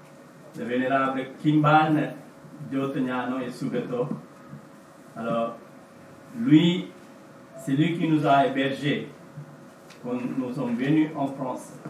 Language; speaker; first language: French; non-native, fluent; Sinhala